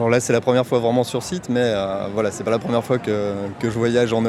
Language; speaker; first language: French; native; French